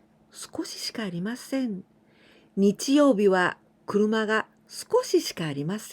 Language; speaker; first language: Japanese; non-native, fluent; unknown